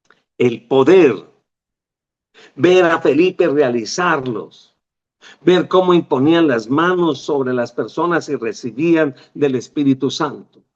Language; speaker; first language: Spanish; native; Spanish